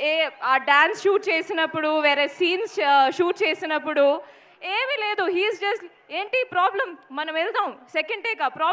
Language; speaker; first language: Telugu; non-native, local second language; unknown